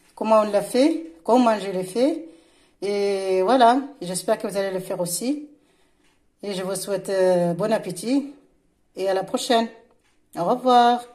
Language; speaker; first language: French; non-native, local second language; Arabic